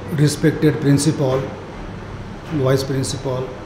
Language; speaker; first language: English; non-native, local second language; Marathi